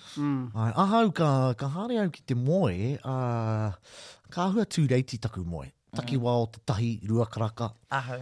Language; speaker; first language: Māori; non-native, local second language; English